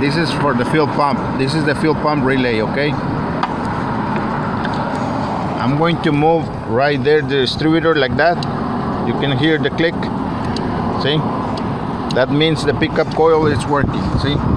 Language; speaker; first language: English; non-native, fluent; Spanish